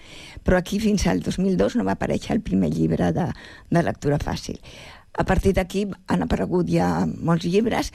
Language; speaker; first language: Catalan; native; Catalan